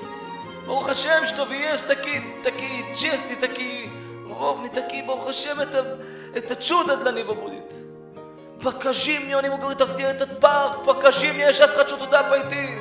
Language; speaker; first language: Russian; early bilingual, heritage; Russian